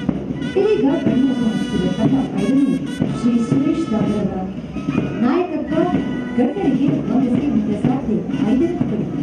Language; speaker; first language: Kannada; native; Kannada